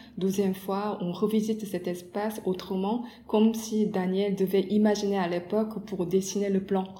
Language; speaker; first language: French; non-native, fluent; Korean